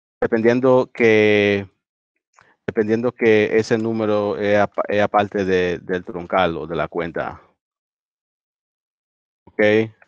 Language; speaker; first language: Spanish; early bilingual, heritage; Spanish